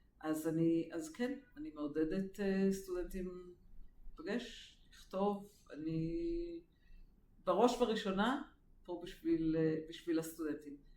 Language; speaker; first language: Hebrew; native; Hebrew